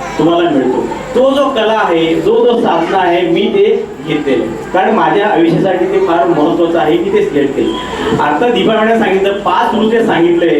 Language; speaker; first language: Marathi; non-native, local second language; Kannada